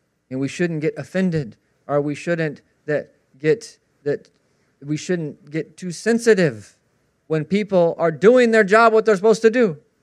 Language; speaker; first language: English; native; English